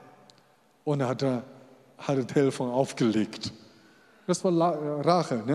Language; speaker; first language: German; non-native, fluent; Chinese